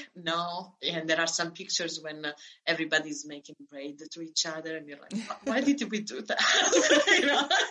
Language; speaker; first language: English; non-native, fluent; Italian